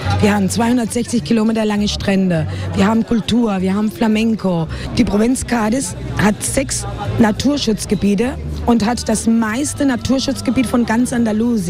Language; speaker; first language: German; non-native, fluent; Spanish